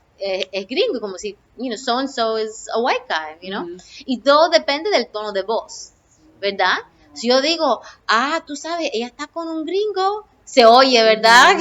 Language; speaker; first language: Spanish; early bilingual, other home language; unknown